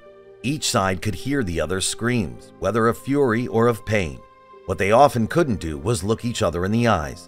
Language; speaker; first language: English; native; English